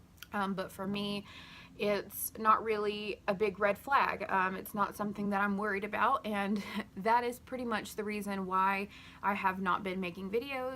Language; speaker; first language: English; native; English